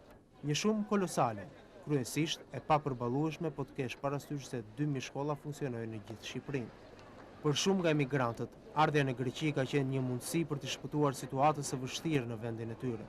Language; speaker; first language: Albanian; native; Albanian